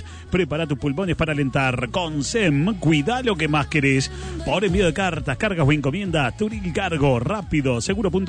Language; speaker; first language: Spanish; native; Spanish